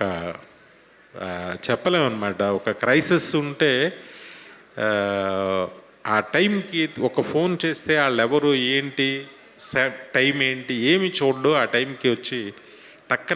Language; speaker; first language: Telugu; native; Telugu